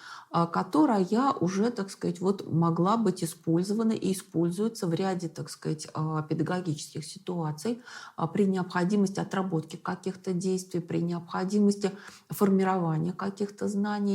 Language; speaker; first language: Russian; native; Russian